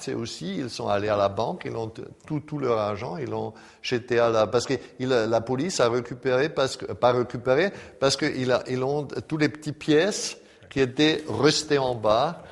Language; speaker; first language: French; non-native, fluent; German